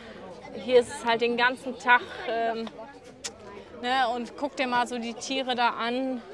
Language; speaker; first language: German; native; German